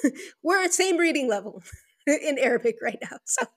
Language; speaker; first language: English; non-native, fluent; Spanish